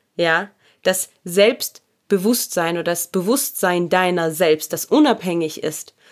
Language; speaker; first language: German; early bilingual, other home language; Arabic